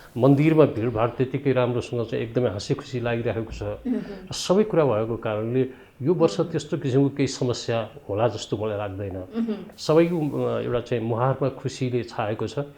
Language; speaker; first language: Nepali; native; Nepali